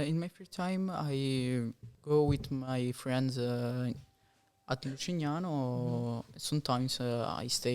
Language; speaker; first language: English; non-native, learner; Italian